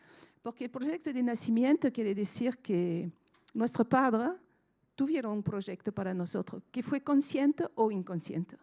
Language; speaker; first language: Spanish; non-native, fluent; French